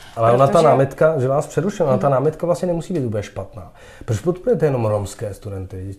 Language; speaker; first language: Czech; native; Czech